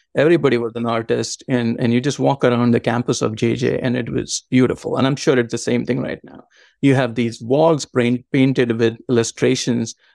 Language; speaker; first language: English; non-native, local second language; Marathi